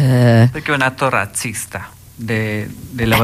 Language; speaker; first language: Italian; non-native, learner; Spanish